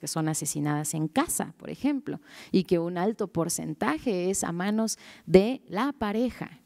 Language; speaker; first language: Spanish; native; Spanish